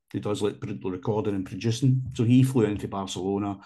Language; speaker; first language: English; native; English